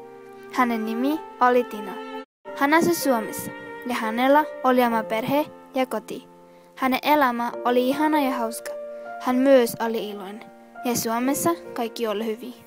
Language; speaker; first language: Finnish; non-native, learner; Spanish